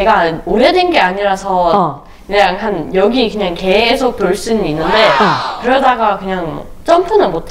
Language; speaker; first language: Korean; early bilingual, other home language; English